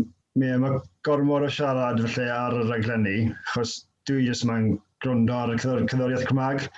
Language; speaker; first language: Welsh; native; Welsh